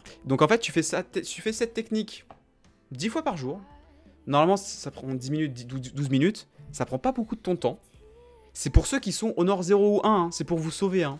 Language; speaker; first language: French; native; French